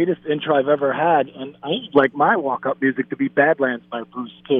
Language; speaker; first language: English; native; English